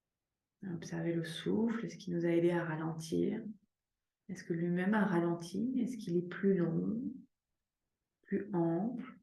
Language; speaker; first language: French; native; French